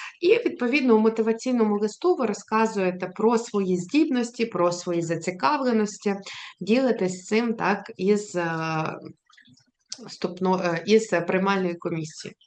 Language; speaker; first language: Ukrainian; native; Ukrainian